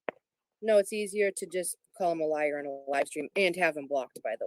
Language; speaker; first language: English; native; English